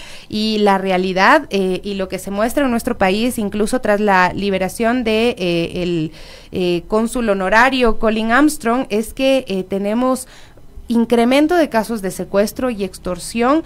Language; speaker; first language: Spanish; native; Spanish